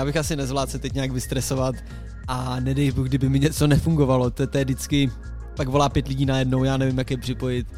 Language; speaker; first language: Czech; native; Czech